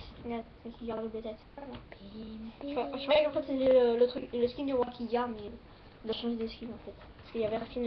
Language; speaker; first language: French; native; French